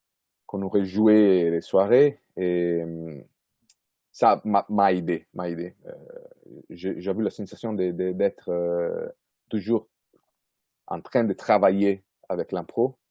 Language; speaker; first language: French; non-native, fluent; Italian